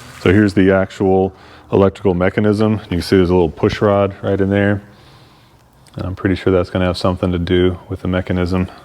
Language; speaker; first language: English; native; English